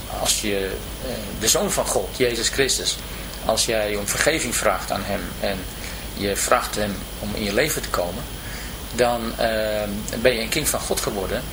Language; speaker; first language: Dutch; native; Dutch